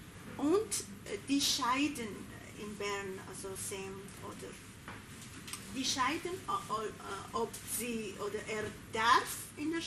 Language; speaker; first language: German; non-native, learner; Persian